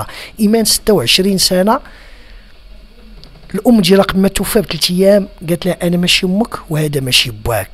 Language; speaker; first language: Arabic; native; Arabic